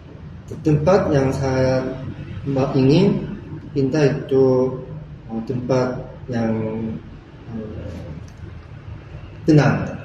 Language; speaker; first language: Indonesian; non-native, learner; Korean